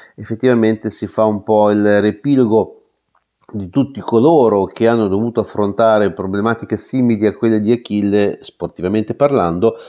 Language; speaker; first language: Italian; native; Italian